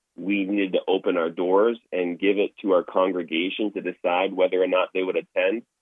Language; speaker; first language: English; native; English